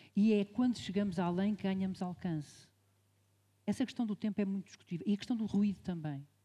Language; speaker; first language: Portuguese; native; Portuguese